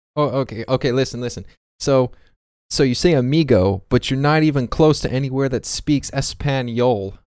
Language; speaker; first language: English; native; English